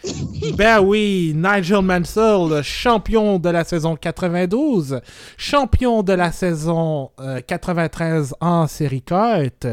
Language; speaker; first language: French; native; French